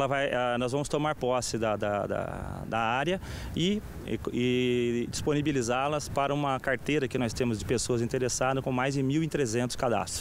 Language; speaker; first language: Portuguese; native; Portuguese